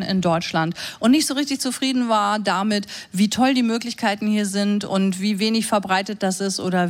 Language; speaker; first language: German; native; German